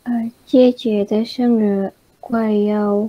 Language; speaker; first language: Chinese; non-native, learner; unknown